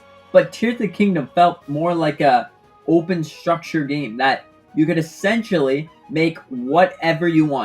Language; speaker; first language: English; native; English